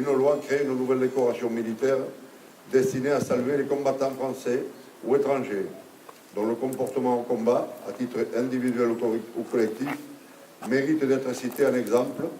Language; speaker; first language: French; native; French